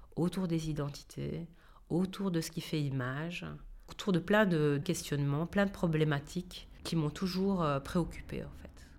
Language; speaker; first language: French; native; French